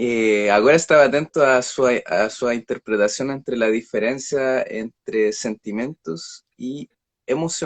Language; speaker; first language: Portuguese; non-native, learner; Spanish